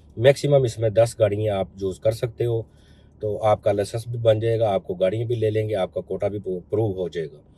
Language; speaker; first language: Urdu; non-native, local second language; Punjabi